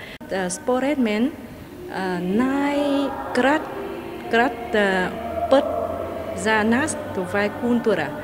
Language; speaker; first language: Bulgarian; non-native, learner; Vietnamese